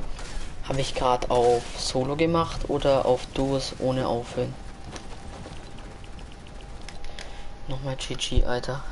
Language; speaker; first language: German; native; German